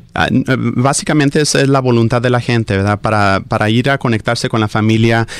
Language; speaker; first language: Spanish; early bilingual, heritage; Spanish